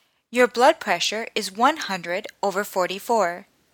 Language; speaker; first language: English; native; English